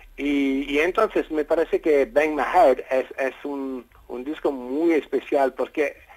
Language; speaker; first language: Spanish; non-native, fluent; French